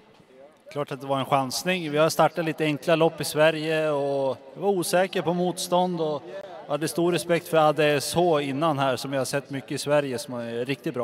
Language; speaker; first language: Swedish; native; Swedish